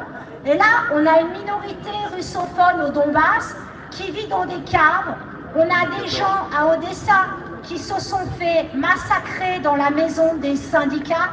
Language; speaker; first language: French; native; French